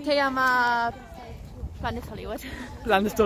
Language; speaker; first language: Spanish; non-native, learner; English